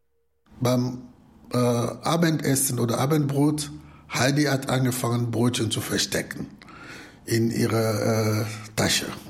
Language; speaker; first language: German; non-native, fluent; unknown